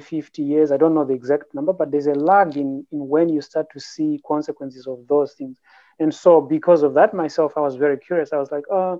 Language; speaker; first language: English; non-native, local second language; Shona